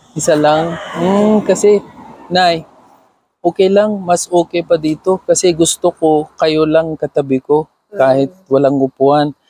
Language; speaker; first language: Filipino; non-native, learner; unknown